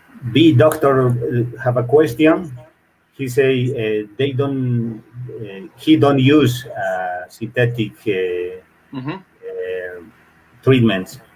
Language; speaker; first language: English; non-native, learner; Spanish